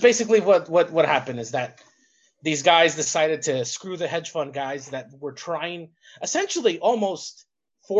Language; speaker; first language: English; native; English